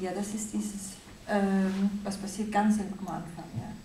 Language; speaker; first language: German; non-native, fluent; Danish